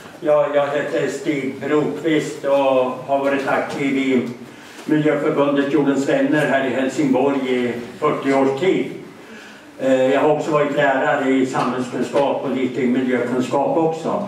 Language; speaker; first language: Swedish; native; Swedish